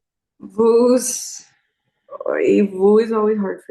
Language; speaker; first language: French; non-native, learner; English